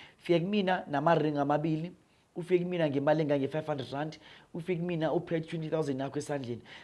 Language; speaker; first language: Zulu; non-native, local second language; Northern Sotho